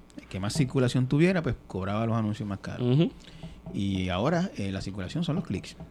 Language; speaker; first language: Spanish; native; Spanish